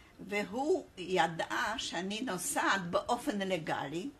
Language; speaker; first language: Hebrew; non-native, fluent; Polish